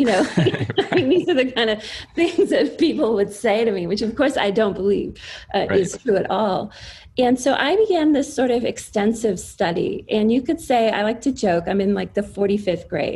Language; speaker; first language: English; native; English